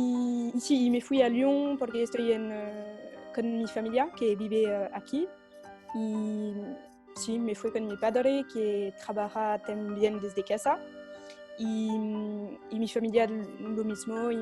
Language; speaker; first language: Spanish; non-native, fluent; French